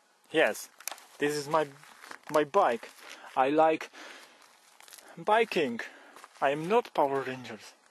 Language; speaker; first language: English; non-native, learner; Polish